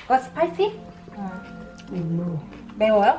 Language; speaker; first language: Korean; non-native, learner; Vietnamese